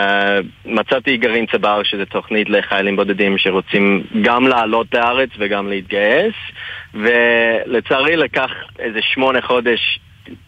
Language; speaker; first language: Hebrew; non-native, fluent; English